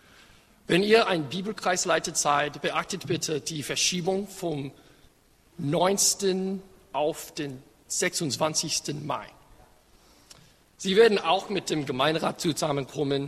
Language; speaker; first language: German; non-native, fluent; English